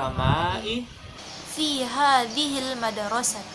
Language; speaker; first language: Arabic; non-native, fluent; Indonesian